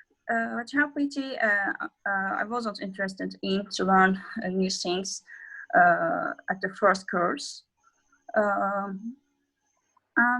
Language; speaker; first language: English; non-native, learner; Azerbaijani